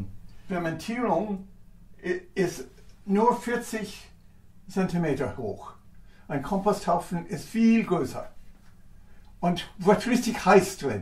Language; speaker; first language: German; non-native, fluent; English